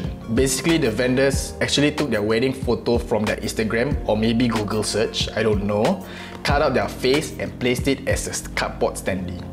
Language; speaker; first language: English; non-native, local second language; Malay